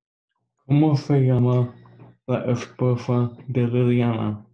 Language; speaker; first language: Spanish; non-native, learner; English